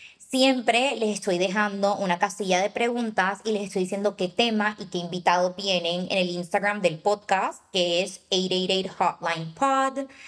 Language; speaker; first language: Spanish; native; Spanish